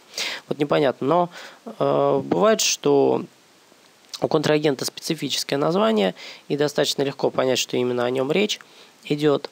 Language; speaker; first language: Russian; native; Russian